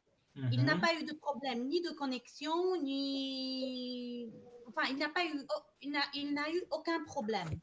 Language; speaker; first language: French; non-native, fluent; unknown